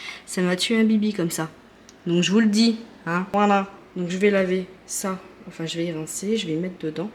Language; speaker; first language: French; native; French